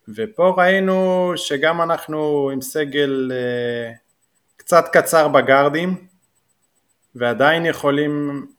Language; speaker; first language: Hebrew; native; Hebrew